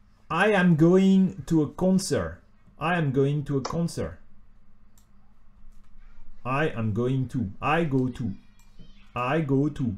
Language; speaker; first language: English; non-native, fluent; French